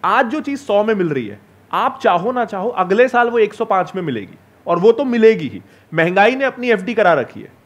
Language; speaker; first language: Hindi; native; Hindi